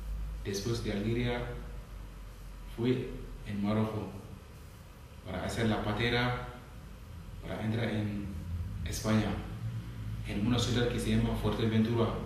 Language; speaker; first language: Spanish; non-native, learner; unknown